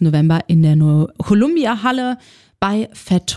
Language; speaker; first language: German; native; German